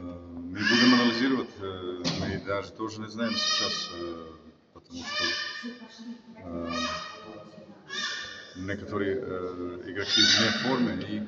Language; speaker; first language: Russian; non-native, fluent; Bosnian